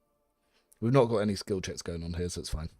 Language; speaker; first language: English; native; English